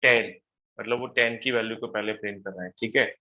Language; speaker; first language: Hindi; non-native, local second language; Gujarati